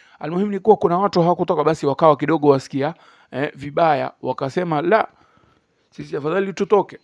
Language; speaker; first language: Swahili; native; Swahili